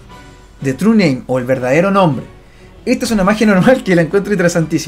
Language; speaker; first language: Spanish; native; Spanish